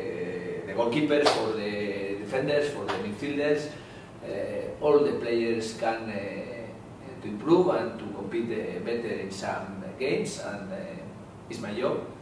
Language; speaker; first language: English; non-native, learner; Spanish